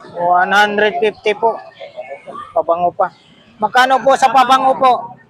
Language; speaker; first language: Filipino; native; Filipino